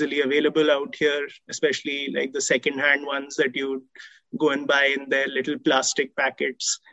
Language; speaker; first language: English; non-native, local second language; Hindi